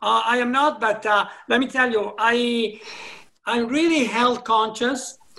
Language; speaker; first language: English; non-native, fluent; Italian